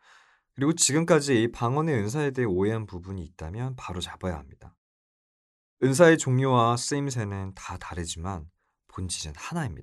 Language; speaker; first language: Korean; native; Korean